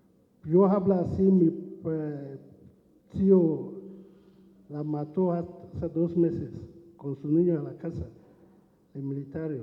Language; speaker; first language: Spanish; non-native, learner; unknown